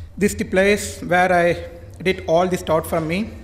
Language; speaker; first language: English; non-native, local second language; Tamil